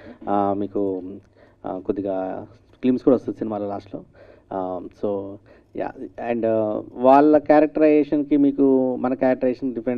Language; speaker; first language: Telugu; native; Telugu